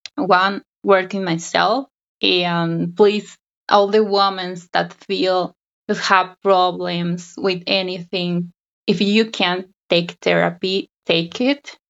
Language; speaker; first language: English; non-native, learner; Spanish